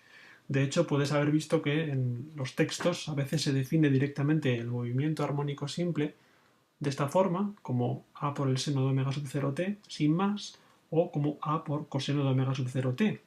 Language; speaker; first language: Spanish; native; Spanish